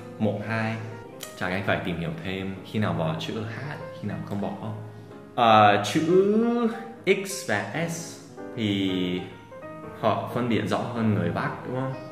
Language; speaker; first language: Vietnamese; non-native, fluent; English